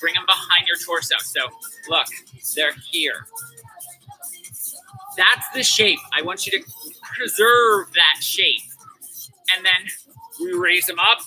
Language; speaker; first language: English; native; English